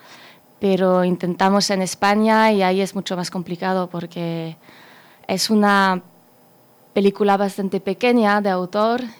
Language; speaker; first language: Spanish; non-native, fluent; French